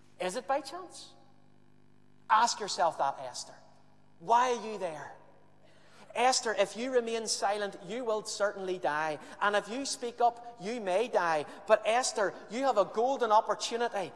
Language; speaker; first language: English; native; English